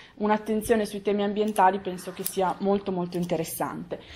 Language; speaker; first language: Italian; native; Italian